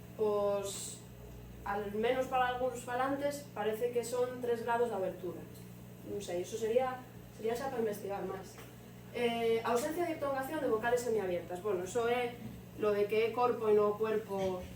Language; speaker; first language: Galician; native; Galician